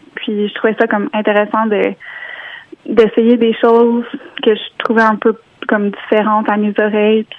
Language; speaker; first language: French; native; French